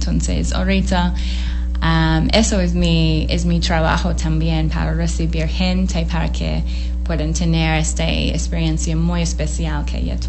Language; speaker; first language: Spanish; non-native, fluent; English